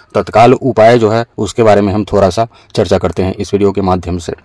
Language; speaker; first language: Hindi; native; Hindi